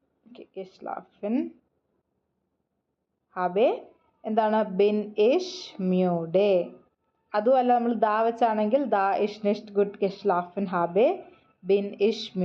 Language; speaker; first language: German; non-native, fluent; Malayalam